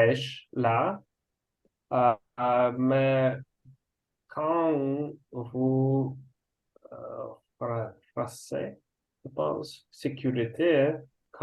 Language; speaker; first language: French; non-native, learner; Russian